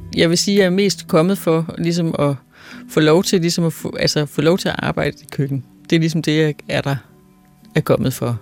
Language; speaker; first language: Danish; native; Danish